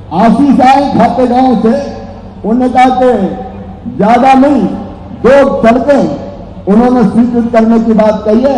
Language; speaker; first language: Hindi; native; Hindi